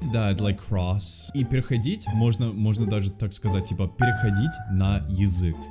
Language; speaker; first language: Russian; non-native, fluent; English